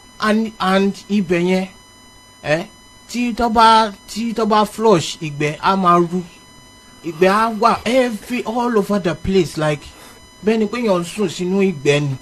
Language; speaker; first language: Yoruba; early bilingual, heritage; Yoruba